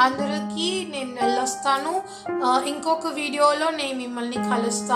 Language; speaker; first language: Telugu; native; Telugu